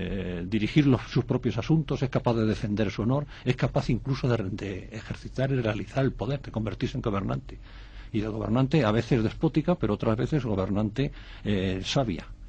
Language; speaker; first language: Spanish; native; Spanish